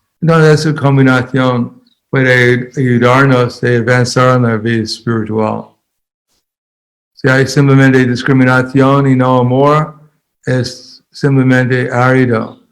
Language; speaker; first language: Spanish; non-native, fluent; English